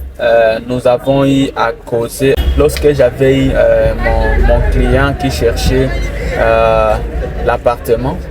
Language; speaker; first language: French; non-native, local second language; Rundi